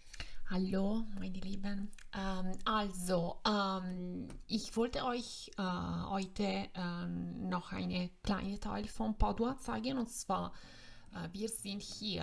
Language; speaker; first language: German; non-native, fluent; Italian